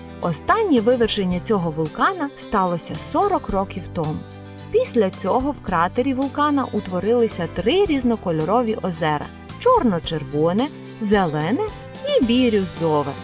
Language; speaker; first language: Ukrainian; native; Ukrainian